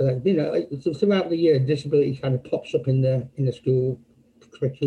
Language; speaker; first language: English; native; English